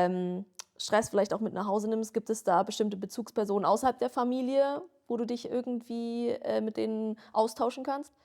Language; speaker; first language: German; native; German